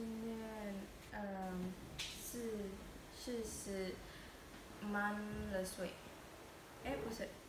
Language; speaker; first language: Chinese; non-native, learner; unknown